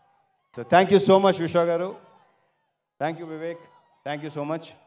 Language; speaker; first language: Telugu; native; Telugu